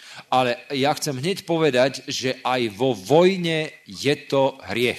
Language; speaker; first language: Slovak; native; Slovak